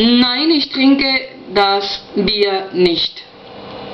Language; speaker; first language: German; non-native, fluent; Spanish